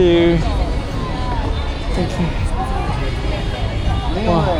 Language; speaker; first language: English; non-native, learner; Chinese